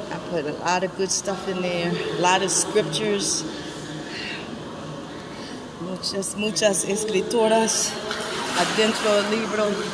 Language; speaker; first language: Spanish; non-native, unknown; English